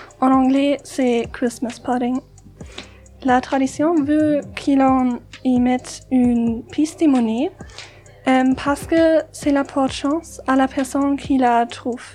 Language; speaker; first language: French; non-native, learner; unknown